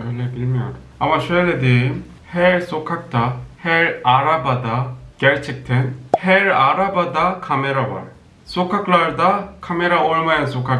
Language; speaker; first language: Turkish; non-native, learner; Korean